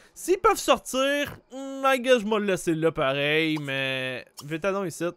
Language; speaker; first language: French; native; French